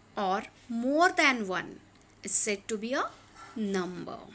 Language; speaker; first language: English; non-native, local second language; Marathi